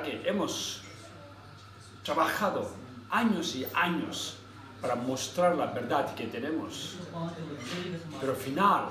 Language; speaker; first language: Spanish; non-native, learner; Tibetan